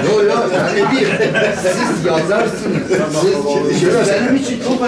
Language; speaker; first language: Turkish; non-native, local second language; Kurdish